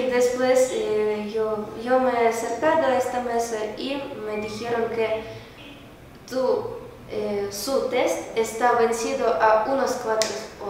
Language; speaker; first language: Spanish; non-native, learner; Ukrainian